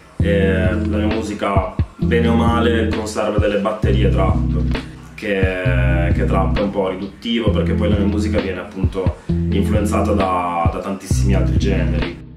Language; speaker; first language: Italian; early bilingual, heritage; Italian